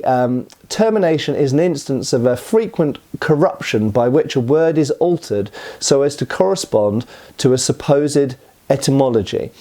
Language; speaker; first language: English; native; English